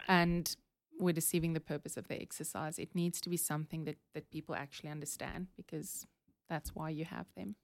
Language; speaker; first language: English; non-native, local second language; Afrikaans